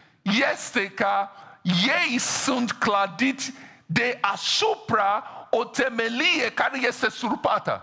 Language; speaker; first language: Romanian; non-native, fluent; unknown